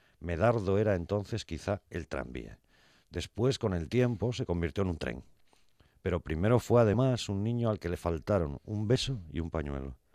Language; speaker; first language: Spanish; native; Spanish